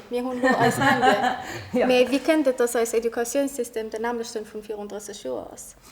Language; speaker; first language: Luxembourgish; early bilingual, other home language; Persian